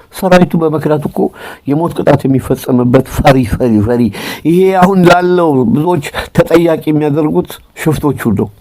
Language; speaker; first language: Amharic; native; Amharic